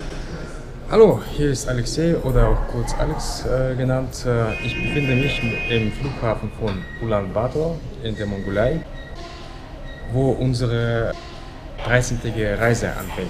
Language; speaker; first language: German; native; German